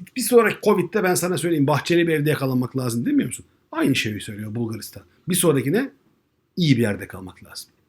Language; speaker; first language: Turkish; native; Turkish